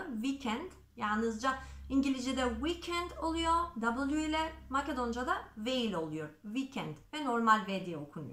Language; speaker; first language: Turkish; non-native, fluent; Macedonian